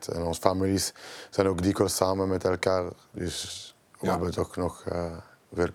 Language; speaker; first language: Dutch; non-native, local second language; French